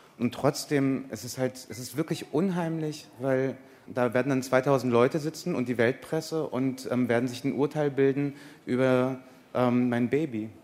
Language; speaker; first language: German; early bilingual, other home language; Persian